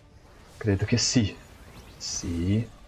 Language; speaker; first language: Italian; non-native, learner; Portuguese